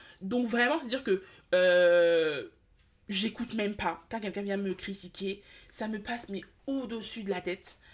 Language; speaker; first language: French; early bilingual, other home language; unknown